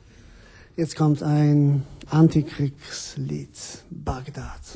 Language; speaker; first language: German; non-native, fluent; Polish